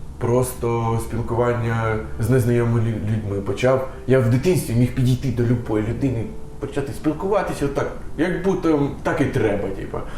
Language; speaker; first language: Ukrainian; non-native, local second language; Russian